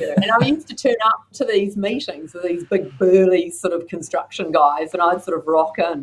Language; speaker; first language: English; native; English